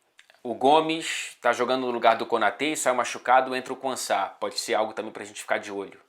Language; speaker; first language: Portuguese; native; Portuguese